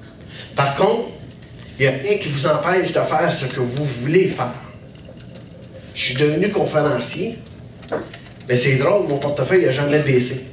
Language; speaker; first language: French; native; French